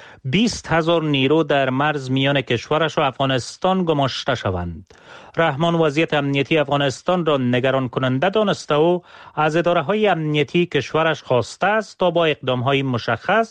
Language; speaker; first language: Persian; native; Persian